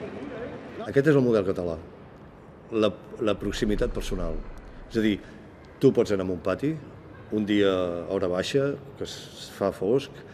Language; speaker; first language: Catalan; native; Catalan